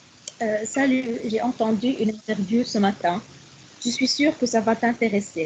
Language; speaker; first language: French; non-native, learner; Arabic